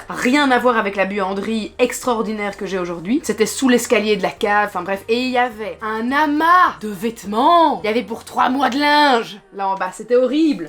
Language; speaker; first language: French; native; French